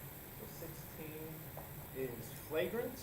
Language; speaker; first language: English; native; English